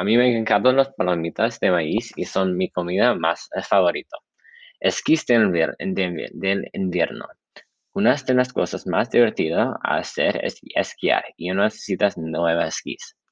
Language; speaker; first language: Spanish; non-native, learner; English